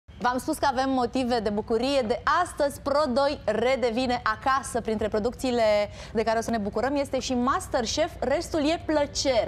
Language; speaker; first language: Romanian; native; Romanian